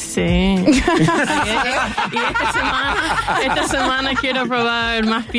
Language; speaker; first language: Spanish; non-native, fluent; English